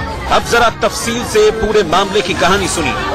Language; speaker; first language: Hindi; native; Hindi